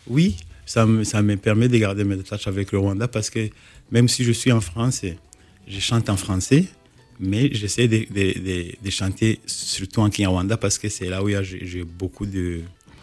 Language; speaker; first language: French; non-native, local second language; Kinyarwanda